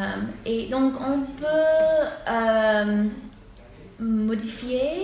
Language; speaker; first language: French; non-native, fluent; English